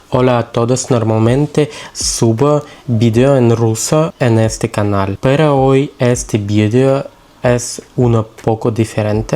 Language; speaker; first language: Spanish; non-native, learner; Russian